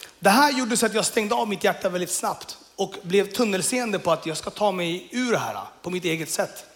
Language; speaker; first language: Swedish; early bilingual, other home language; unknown